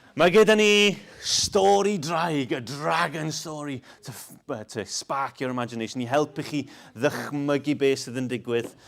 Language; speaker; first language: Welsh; non-native, local second language; English